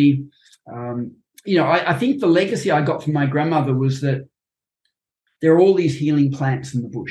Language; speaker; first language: English; native; English